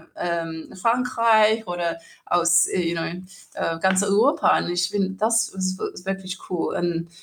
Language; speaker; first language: German; non-native, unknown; English